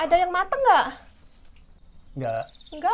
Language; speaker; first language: Indonesian; native; Indonesian